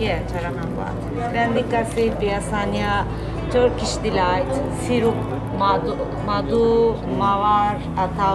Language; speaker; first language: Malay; non-native, fluent; Turkish